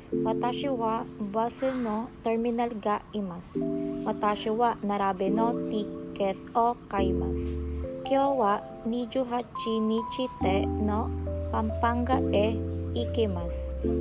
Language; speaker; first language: Japanese; non-native, learner; Filipino